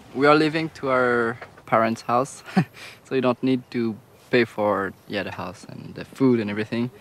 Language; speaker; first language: English; non-native, fluent; French